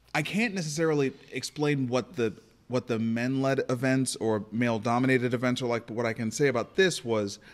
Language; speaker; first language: English; native; English